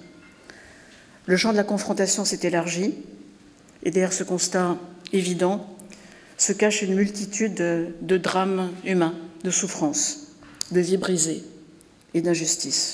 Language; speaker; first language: French; native; French